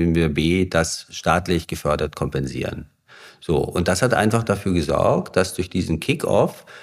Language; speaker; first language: German; native; German